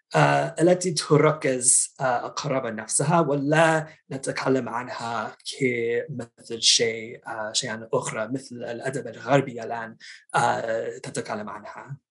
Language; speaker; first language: Arabic; non-native, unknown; English